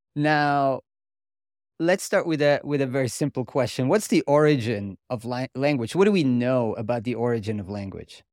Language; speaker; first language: English; non-native, fluent; German